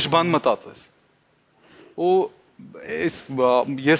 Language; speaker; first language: Armenian; non-native, learner; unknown